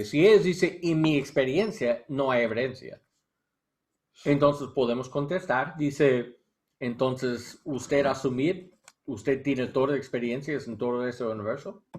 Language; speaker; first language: Spanish; non-native, learner; English